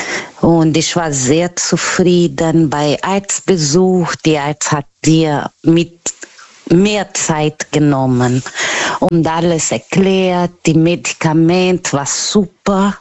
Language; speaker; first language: German; non-native, learner; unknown